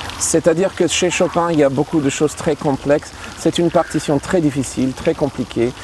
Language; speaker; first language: French; early bilingual, other home language; English